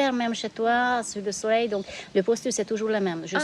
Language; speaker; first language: French; non-native, fluent; Hungarian